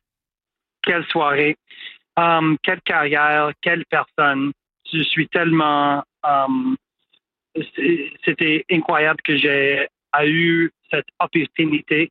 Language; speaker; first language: French; non-native, local second language; English